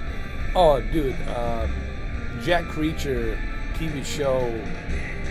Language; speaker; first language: English; native; English